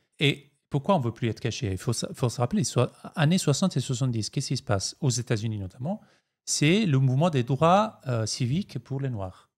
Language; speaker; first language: French; non-native, fluent; Italian